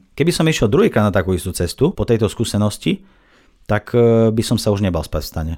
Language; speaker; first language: Slovak; non-native, fluent; Russian